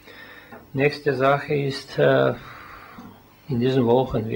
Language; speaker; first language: German; non-native, fluent; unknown